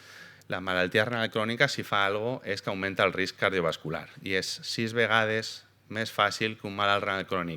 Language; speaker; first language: Catalan; native; Catalan